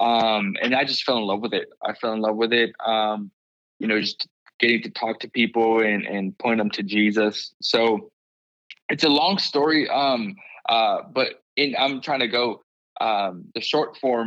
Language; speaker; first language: English; early bilingual, other home language; Spanish